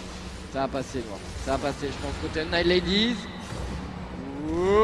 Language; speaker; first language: French; native; French